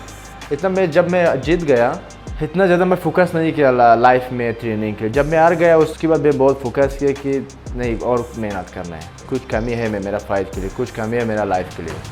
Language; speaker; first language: Hindi; non-native, learner; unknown